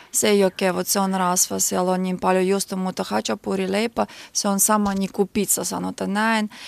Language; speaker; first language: Finnish; non-native, learner; Georgian